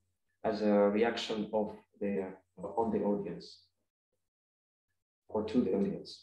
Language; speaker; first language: English; non-native, fluent; Ukrainian